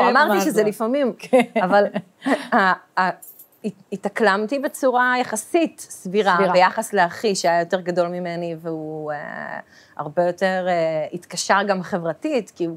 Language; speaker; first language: Hebrew; early bilingual, other home language; Russian